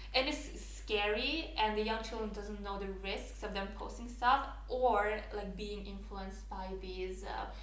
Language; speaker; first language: English; non-native, fluent; Norwegian